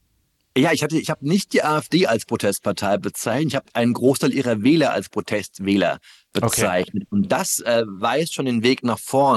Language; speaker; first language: German; native; German